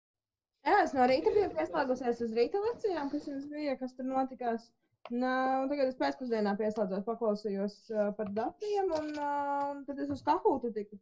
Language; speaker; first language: Latvian; non-native, local second language; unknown